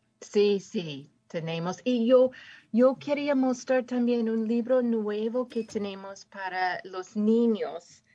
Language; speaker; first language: Spanish; non-native, fluent; English